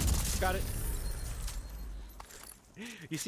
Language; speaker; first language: English; native; English